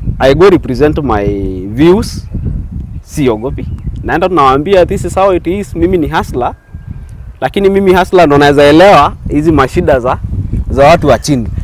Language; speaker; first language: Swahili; non-native, local second language; Masai